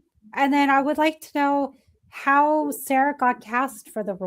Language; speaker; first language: English; native; English